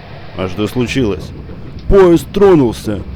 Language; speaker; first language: Russian; native; Russian